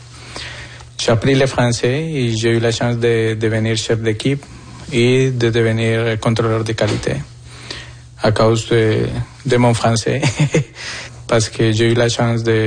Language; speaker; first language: French; non-native, fluent; Spanish